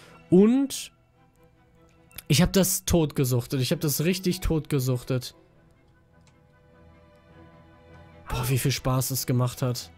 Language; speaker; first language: German; native; German